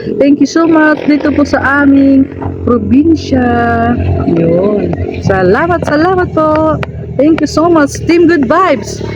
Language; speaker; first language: Filipino; non-native, local second language; Bikol